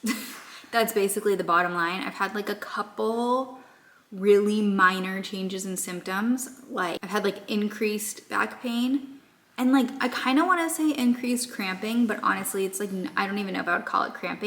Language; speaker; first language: English; native; English